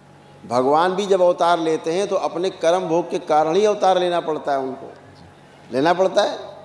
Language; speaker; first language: Hindi; native; Hindi